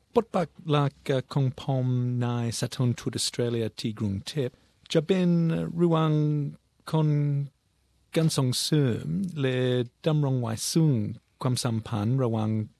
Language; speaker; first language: Thai; non-native, learner; English